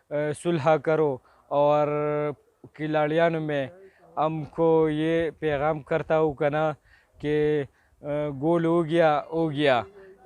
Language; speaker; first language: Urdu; non-native, local second language; Pashto